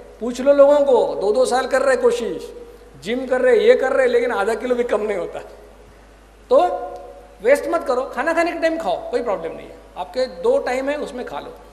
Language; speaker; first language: Hindi; non-native, local second language; Marathi